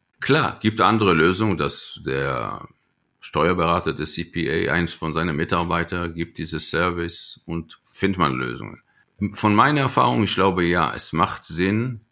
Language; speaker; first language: German; non-native, fluent; Hebrew